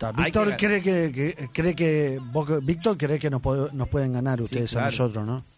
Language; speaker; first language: Spanish; native; Spanish